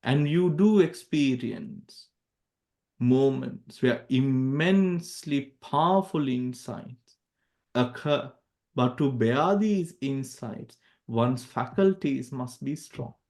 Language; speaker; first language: English; non-native, local second language; Sinhala